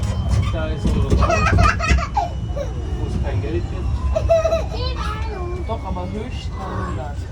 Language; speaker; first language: German; native; German